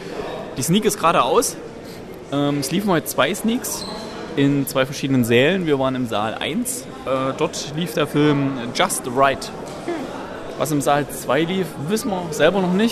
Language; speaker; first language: German; native; German